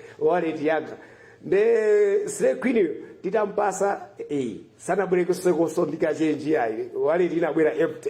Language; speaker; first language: Nyanja; non-native, local second language; Tumbuka